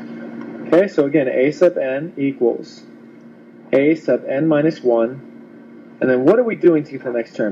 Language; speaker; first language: English; native; English